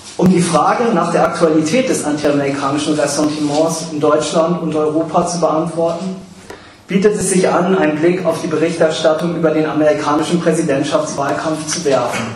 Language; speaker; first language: German; early bilingual, other home language; English